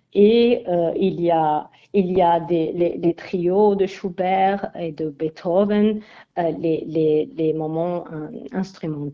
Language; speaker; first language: French; non-native, fluent; Armenian